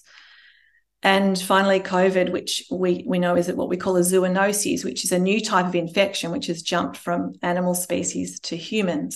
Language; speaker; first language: English; native; English